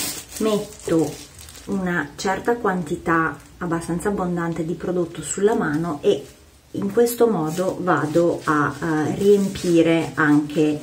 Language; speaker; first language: Italian; native; Italian